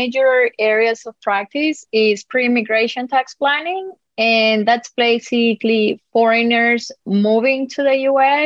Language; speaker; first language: English; non-native, fluent; Spanish